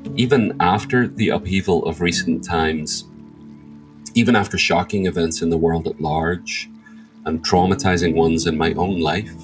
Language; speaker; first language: English; native; English